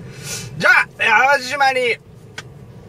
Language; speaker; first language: Japanese; native; Japanese